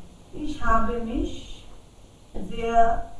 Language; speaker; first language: German; non-native, learner; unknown